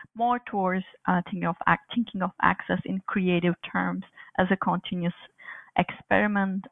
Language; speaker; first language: English; non-native, fluent; Turkish